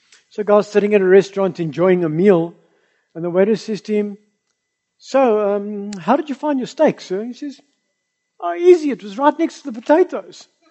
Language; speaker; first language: English; non-native, local second language; Afrikaans